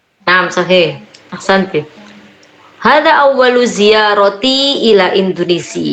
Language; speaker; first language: Arabic; non-native, fluent; Indonesian